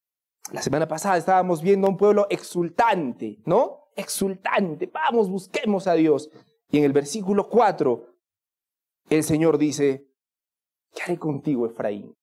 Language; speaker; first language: Spanish; native; Spanish